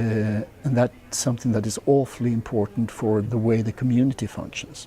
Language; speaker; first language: English; non-native, fluent; Swedish